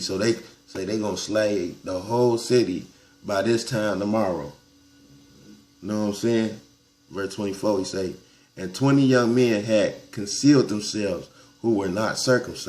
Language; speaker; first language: English; native; English